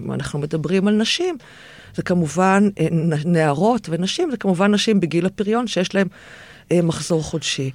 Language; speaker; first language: Hebrew; native; Hebrew